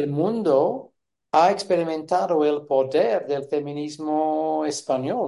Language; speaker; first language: Spanish; non-native, fluent; English